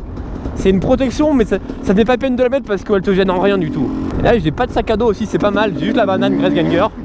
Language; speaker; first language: French; native; French